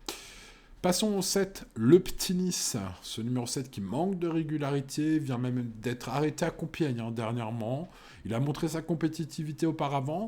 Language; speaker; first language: French; native; French